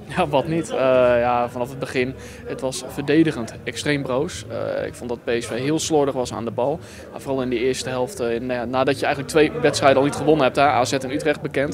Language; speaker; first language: Dutch; native; Dutch